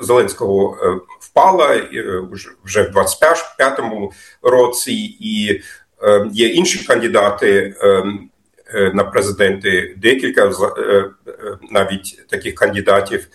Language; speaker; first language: Ukrainian; non-native, fluent; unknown